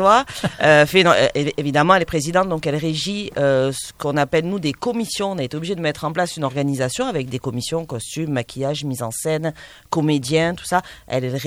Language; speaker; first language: French; native; French